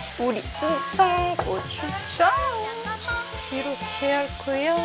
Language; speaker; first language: Korean; non-native, fluent; French